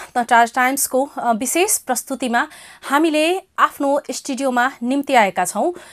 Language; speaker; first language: Nepali; non-native, local second language; Maithili